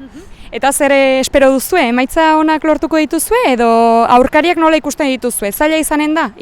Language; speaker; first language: Basque; native; Basque